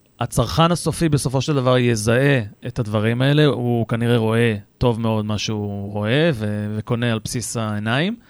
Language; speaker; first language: Hebrew; native; Hebrew